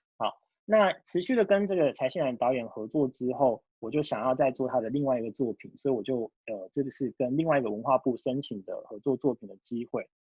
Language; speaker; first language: Chinese; early bilingual, heritage; Japanese